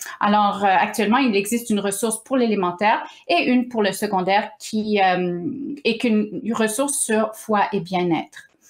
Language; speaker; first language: French; native; French